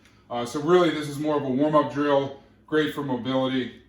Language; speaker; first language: English; native; English